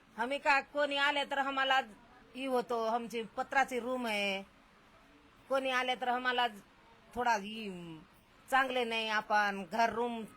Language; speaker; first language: Marathi; non-native, local second language; Lambadi